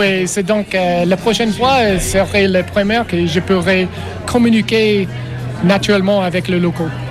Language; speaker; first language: French; non-native, learner; English